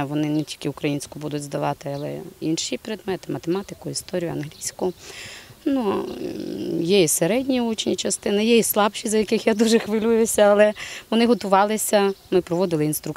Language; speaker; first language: Ukrainian; native; Ukrainian